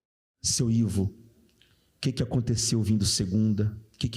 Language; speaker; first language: Portuguese; native; Portuguese